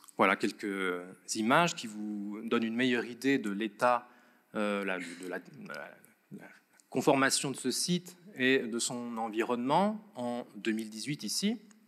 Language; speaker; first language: French; native; French